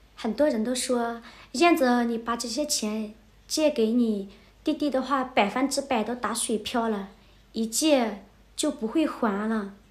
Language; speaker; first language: Chinese; non-native, fluent; Vietnamese